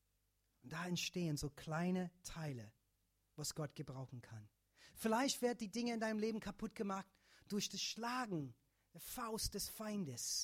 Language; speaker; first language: German; non-native, fluent; English